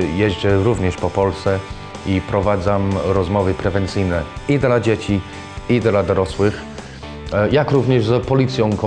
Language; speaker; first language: Polish; non-native, fluent; English